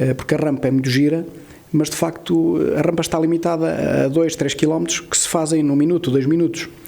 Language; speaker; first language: Portuguese; early bilingual, heritage; Portuguese